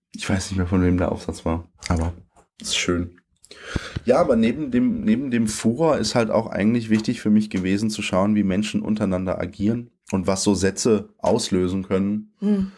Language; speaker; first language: German; native; German